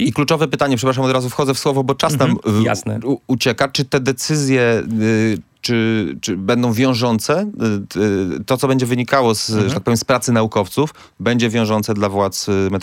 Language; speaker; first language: Polish; native; Polish